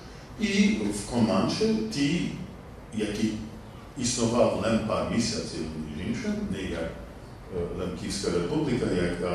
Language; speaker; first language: Polish; non-native, learner; English